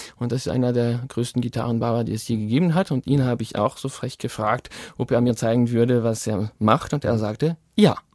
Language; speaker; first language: German; non-native, fluent; French